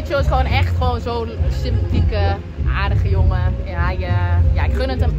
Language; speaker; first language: Dutch; native; Dutch